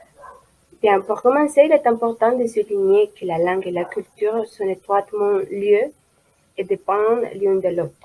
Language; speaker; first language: French; non-native, learner; Spanish